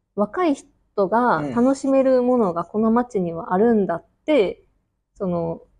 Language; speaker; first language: Japanese; native; Japanese